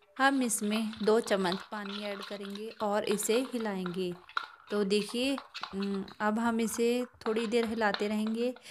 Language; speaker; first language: Hindi; non-native, local second language; Punjabi